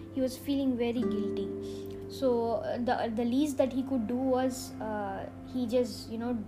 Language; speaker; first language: English; non-native, local second language; Tamil